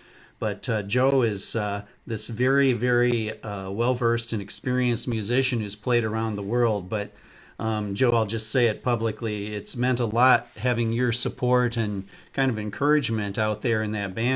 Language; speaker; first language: English; native; English